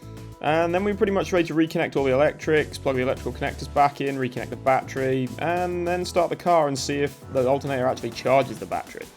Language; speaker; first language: English; native; English